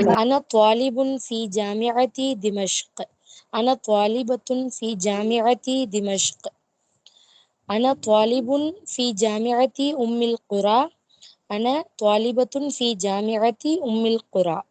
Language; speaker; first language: Arabic; non-native, learner; Tamil